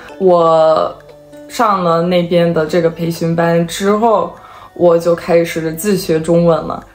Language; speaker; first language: Chinese; non-native, fluent; Serbian